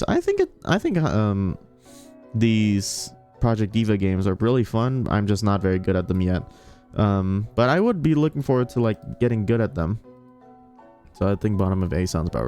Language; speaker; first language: English; native; English